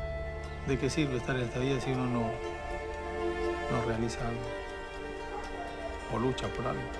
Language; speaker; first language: Spanish; native; Spanish